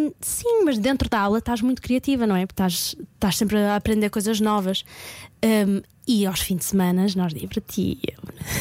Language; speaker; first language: Portuguese; native; Portuguese